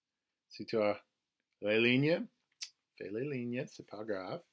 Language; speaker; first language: French; non-native, fluent; English